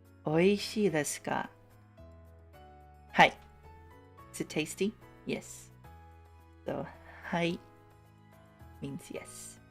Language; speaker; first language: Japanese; non-native, learner; English